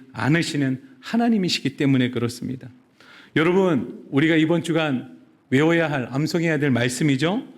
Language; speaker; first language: Korean; native; Korean